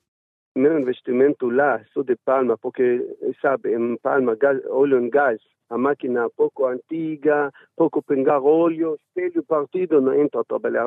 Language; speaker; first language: Portuguese; non-native, learner; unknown